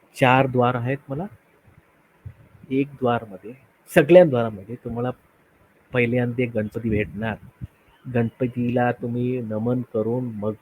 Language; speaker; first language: Marathi; non-native, local second language; Tamil